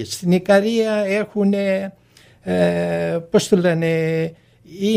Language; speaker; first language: Greek; early bilingual, heritage; Greek